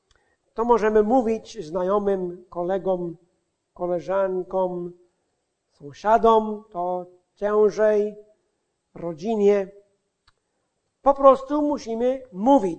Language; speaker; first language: Polish; non-native, fluent; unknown